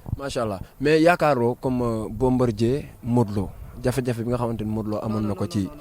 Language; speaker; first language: Wolof; native; Wolof